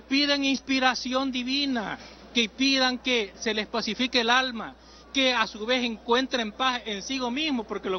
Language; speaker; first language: Spanish; native; Spanish